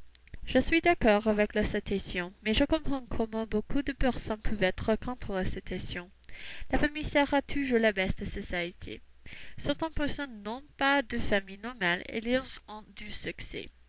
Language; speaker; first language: French; non-native, learner; English